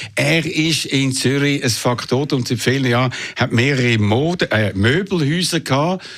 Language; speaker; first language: German; native; German